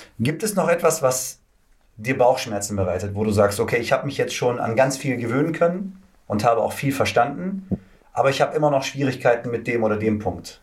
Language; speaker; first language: German; early bilingual, other home language; Turkish